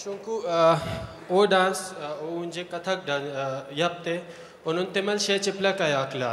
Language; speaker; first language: Turkish; non-native, learner; Urdu